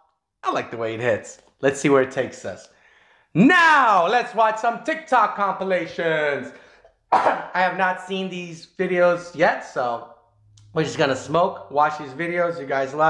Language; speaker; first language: English; native; English